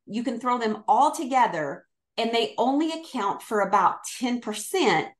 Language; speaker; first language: English; native; English